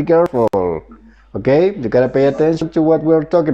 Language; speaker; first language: English; non-native, fluent; Spanish